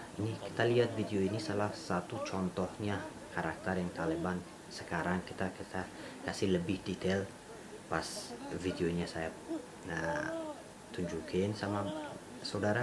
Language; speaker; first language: Indonesian; non-native, fluent; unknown